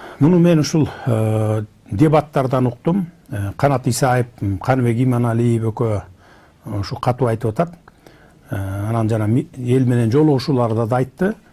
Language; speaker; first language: Kyrgyz; native; Kyrgyz